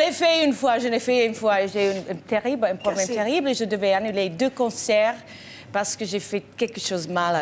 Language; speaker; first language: French; non-native, fluent; English